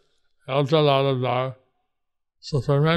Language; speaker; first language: Spanish; non-native, learner; English